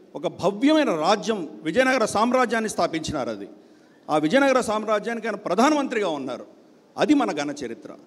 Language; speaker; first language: Telugu; native; Telugu